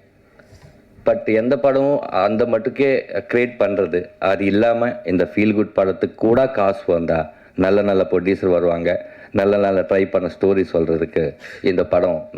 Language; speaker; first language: Tamil; non-native, learner; Telugu